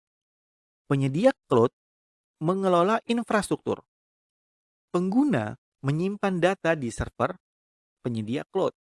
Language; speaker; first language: Indonesian; native; Indonesian